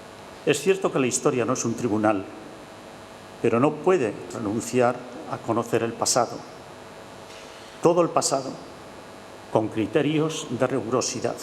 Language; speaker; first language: Spanish; native; Spanish